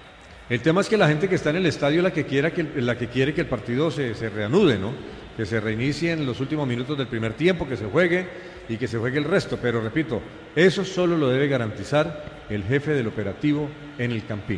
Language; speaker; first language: Spanish; native; Spanish